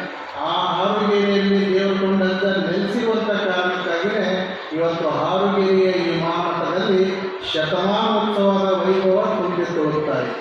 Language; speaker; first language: Kannada; native; Kannada